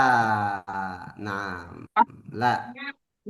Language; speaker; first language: Arabic; non-native, fluent; Indonesian